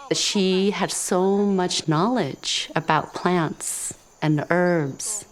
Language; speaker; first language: English; early bilingual, other home language; Khmer